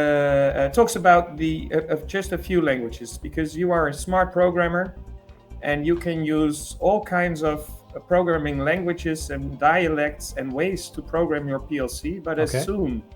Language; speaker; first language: English; non-native, fluent; Dutch